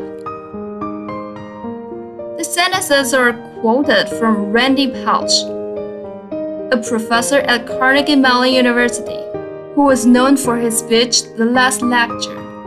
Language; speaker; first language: English; non-native, fluent; Chinese